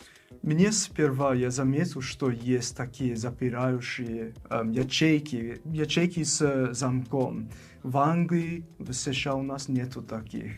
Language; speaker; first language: Russian; non-native, fluent; English